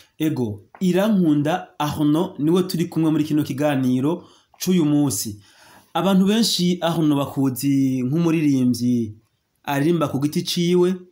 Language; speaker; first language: Rundi; native; Rundi